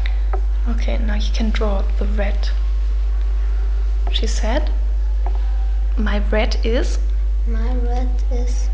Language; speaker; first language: English; non-native, fluent; German